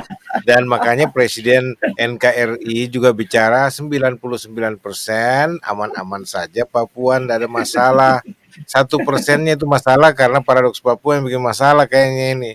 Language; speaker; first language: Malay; non-native, local second language; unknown